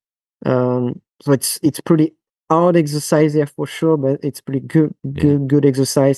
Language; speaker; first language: English; non-native, fluent; French